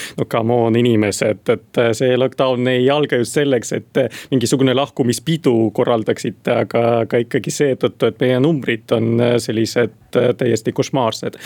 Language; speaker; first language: Estonian; non-native, local second language; Russian